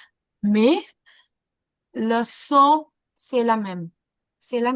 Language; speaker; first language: French; non-native, fluent; Hindi